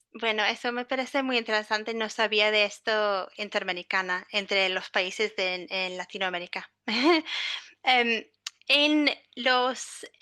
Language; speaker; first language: Spanish; non-native, fluent; English